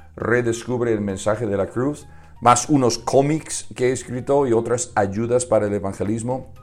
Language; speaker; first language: Spanish; non-native, fluent; English